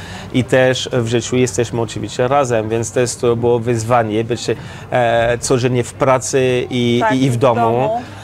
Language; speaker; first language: Polish; non-native, learner; French